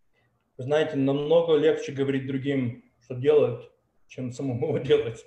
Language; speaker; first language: Russian; early bilingual, heritage; Russian